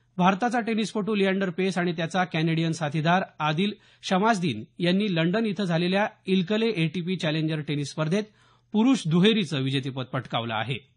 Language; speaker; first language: Marathi; native; Marathi